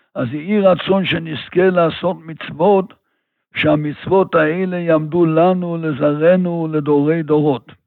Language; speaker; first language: Hebrew; native; Hebrew